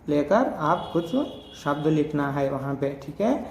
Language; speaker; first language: Hindi; non-native, local second language; Telugu